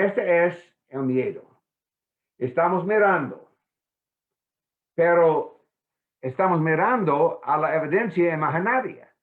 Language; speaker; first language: Spanish; non-native, fluent; English